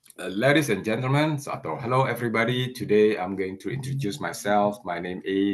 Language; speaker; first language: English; non-native, fluent; Indonesian